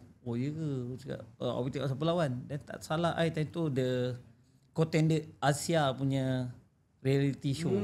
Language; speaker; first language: Malay; native; Malay